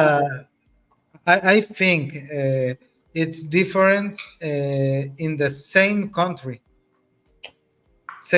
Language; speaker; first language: English; non-native, learner; Spanish